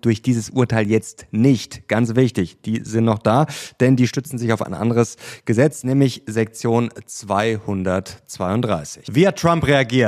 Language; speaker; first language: German; native; German